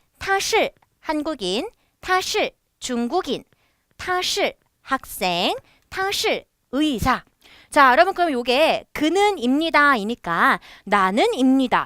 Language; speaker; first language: Korean; native; Korean